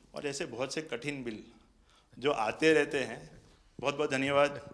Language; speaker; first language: Hindi; non-native, local second language; Gujarati